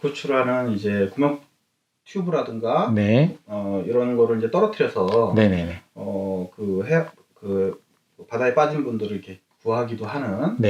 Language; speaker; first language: Korean; native; Korean